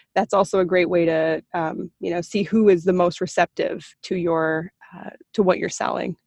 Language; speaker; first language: English; native; English